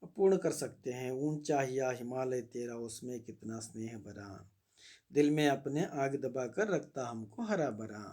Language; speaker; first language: Hindi; non-native, local second language; Kannada